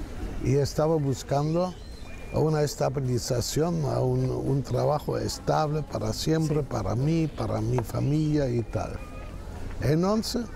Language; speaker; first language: Spanish; non-native, fluent; German